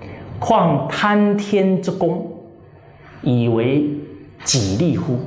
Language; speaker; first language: Chinese; native; Chinese